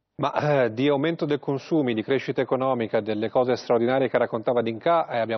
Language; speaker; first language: Italian; native; Italian